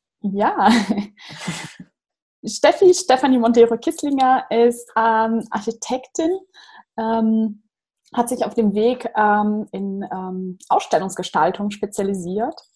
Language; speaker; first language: German; non-native, fluent; Portuguese